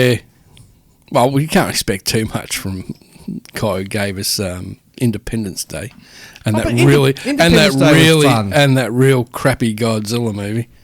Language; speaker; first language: English; native; English